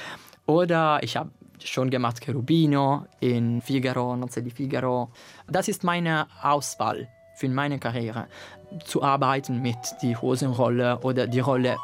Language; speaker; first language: German; non-native, learner; Italian